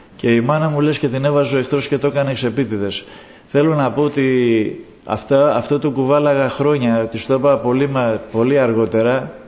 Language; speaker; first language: Greek; native; Greek